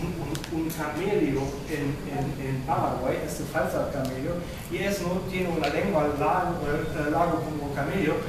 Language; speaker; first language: Spanish; non-native, fluent; German